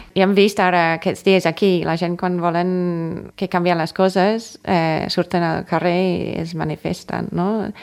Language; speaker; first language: Catalan; non-native, fluent; English